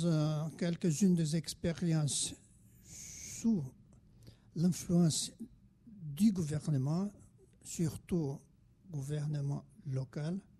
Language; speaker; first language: French; non-native, fluent; Portuguese